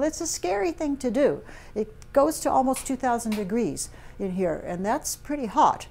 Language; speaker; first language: English; native; English